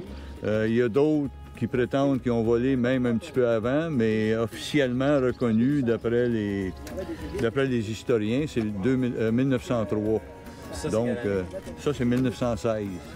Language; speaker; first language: French; native; French